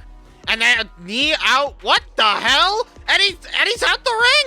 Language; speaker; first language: English; native; English